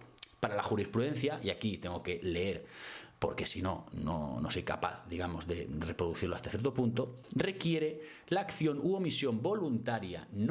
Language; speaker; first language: Spanish; native; Spanish